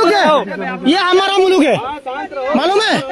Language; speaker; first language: Hindi; non-native, learner; Bangla